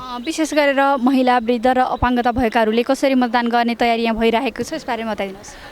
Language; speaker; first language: Nepali; native; Nepali